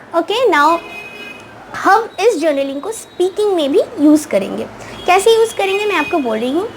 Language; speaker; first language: Hindi; non-native, local second language; Bangla